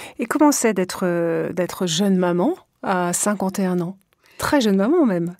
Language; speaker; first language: French; native; French